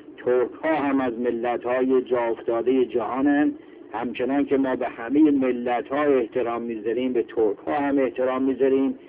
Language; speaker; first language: Persian; native; Persian